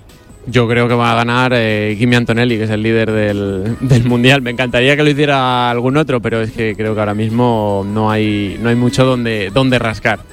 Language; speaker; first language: Spanish; native; Spanish